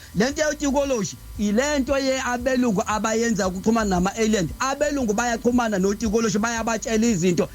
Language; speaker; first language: Zulu; non-native, local second language; Xhosa